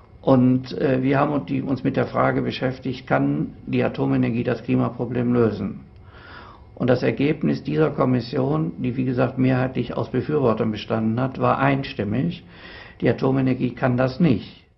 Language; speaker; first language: German; native; German